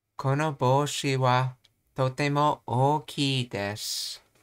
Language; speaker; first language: Japanese; non-native, learner; English